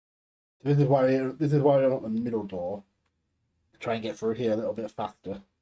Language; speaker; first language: English; native; English